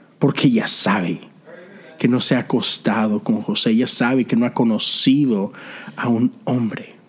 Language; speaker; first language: Spanish; native; Spanish